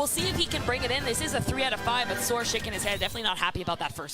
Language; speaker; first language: English; native; English